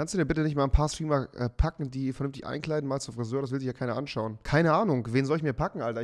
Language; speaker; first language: German; native; German